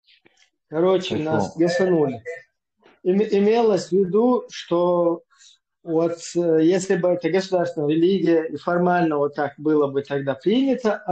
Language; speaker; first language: Russian; non-native, local second language; Chechen